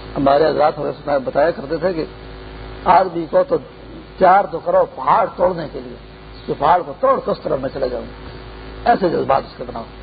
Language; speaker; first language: Urdu; non-native, local second language; Pashto